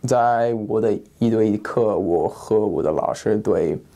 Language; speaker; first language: Chinese; non-native, learner; English